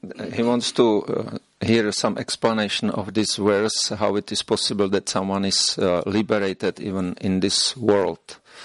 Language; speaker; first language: English; non-native, fluent; Czech